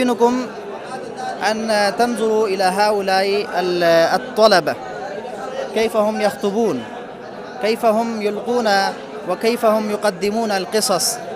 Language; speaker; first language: Arabic; non-native, fluent; Urdu